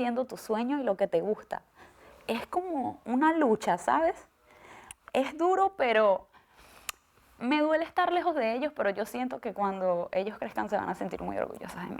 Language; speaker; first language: Spanish; native; Spanish